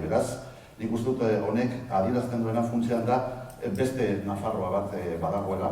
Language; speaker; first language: Basque; non-native, local second language; Spanish